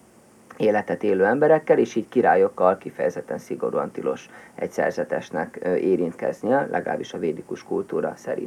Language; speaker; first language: Hungarian; native; Hungarian